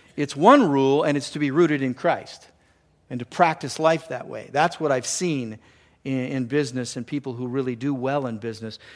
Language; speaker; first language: English; native; English